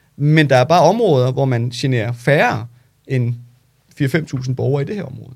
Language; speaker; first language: Danish; early bilingual, other home language; Turkish